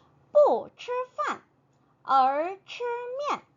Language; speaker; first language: Chinese; non-native, fluent; Korean